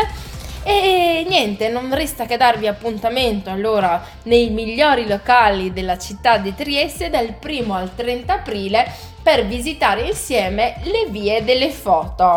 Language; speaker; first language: Italian; native; Italian